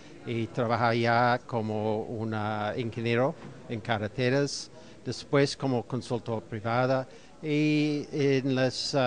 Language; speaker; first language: Spanish; non-native, fluent; English